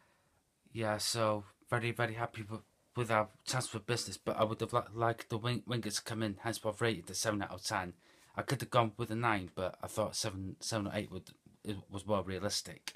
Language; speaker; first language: English; native; English